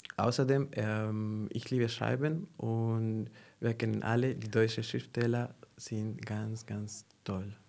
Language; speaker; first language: German; non-native, fluent; Spanish